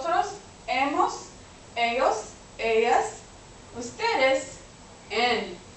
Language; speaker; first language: Spanish; non-native, fluent; English